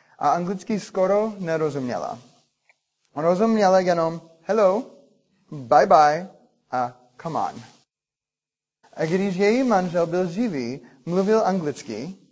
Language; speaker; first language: Czech; non-native, learner; English